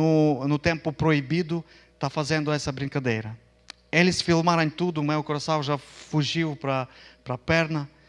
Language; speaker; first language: Portuguese; non-native, fluent; Ukrainian